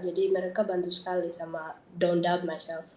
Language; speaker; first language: Indonesian; early bilingual, heritage; Dutch